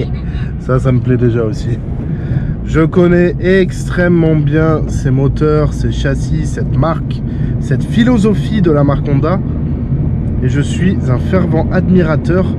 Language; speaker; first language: French; native; French